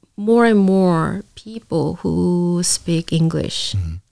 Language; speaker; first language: English; non-native, fluent; Korean